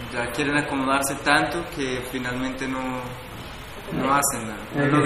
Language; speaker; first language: Spanish; native; Spanish